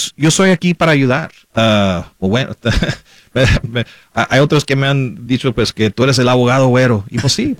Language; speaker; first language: Spanish; non-native, local second language; English